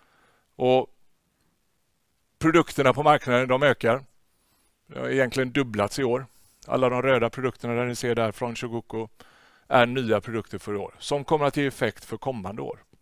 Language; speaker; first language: Swedish; native; Swedish